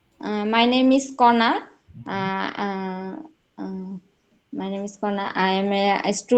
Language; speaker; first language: English; non-native, learner; Bangla